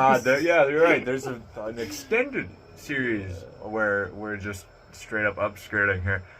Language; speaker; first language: English; native; English